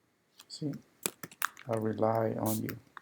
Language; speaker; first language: English; non-native, fluent; Spanish